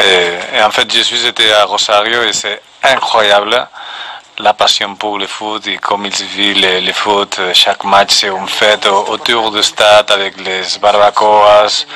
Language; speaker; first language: French; non-native, fluent; Spanish